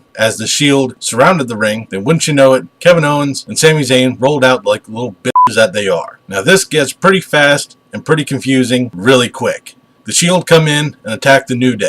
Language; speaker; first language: English; native; English